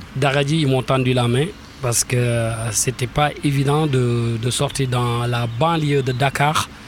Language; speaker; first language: French; non-native, local second language; Wolof